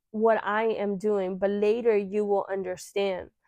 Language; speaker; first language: English; early bilingual, other home language; Spanish